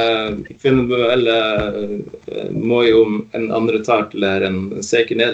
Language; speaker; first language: Dutch; non-native, fluent; Norwegian